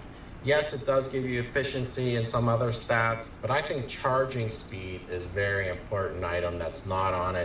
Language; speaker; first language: English; native; English